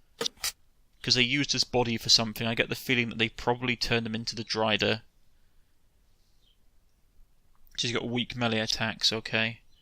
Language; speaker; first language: English; native; English